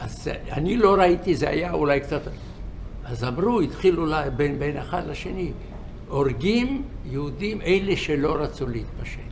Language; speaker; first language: Hebrew; non-native, fluent; Yiddish